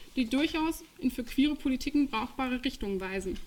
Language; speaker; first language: German; native; German